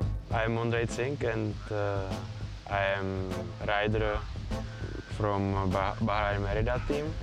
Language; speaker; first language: English; non-native, learner; Czech